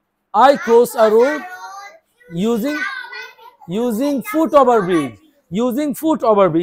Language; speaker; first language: English; non-native, learner; Bangla